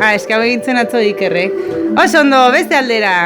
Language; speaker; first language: Basque; non-native, local second language; Spanish